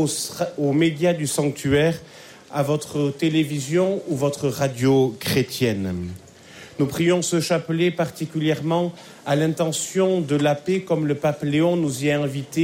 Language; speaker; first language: French; native; French